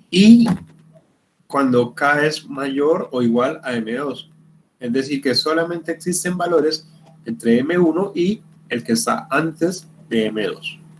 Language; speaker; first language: Spanish; native; Spanish